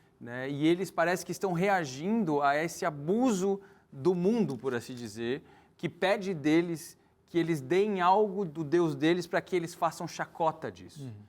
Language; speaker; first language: Portuguese; native; Portuguese